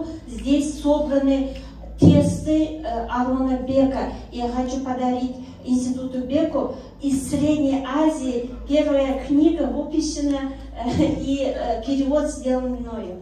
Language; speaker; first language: Russian; non-native, local second language; Uzbek